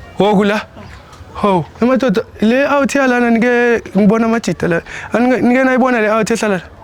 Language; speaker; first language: Zulu; native; Zulu